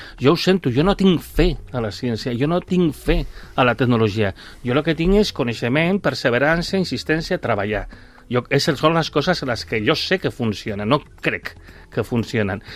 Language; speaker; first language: Catalan; non-native, local second language; Spanish